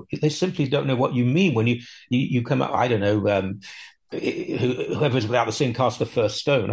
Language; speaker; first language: English; native; English